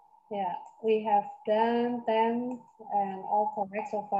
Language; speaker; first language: English; non-native, fluent; Indonesian